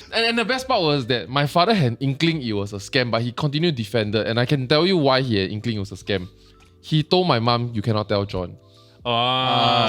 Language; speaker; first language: English; native; English